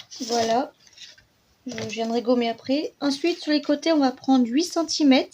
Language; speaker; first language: French; native; French